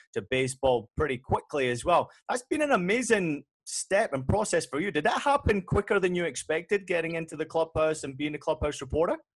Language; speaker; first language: English; native; English